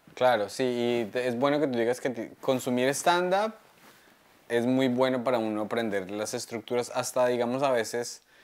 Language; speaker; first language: Spanish; native; Spanish